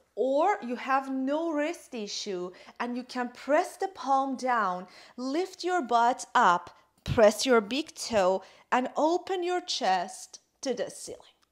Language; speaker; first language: English; non-native, fluent; Persian